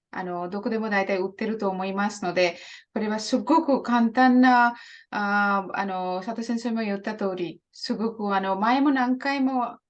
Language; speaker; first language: Japanese; non-native, fluent; Hindi